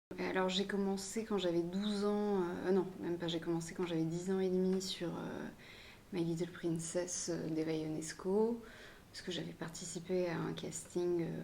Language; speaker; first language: French; early bilingual, other home language; Romanian